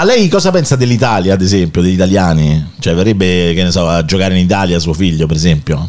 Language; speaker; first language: Italian; native; Italian